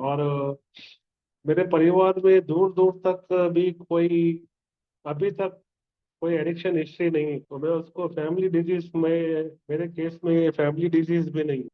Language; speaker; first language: Hindi; native; Hindi